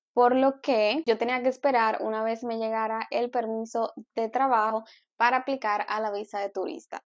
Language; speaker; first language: Spanish; native; Spanish